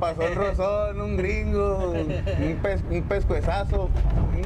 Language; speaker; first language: Spanish; native; Spanish